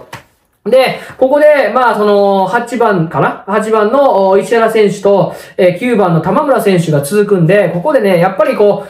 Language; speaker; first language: Japanese; native; Japanese